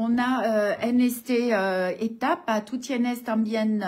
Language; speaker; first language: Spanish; non-native, learner; French